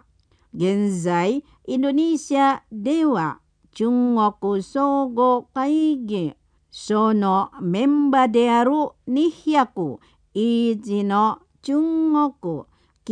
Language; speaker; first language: Japanese; non-native, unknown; Indonesian